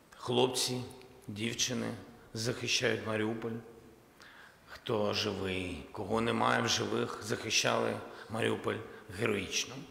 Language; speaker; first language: Ukrainian; non-native, local second language; Russian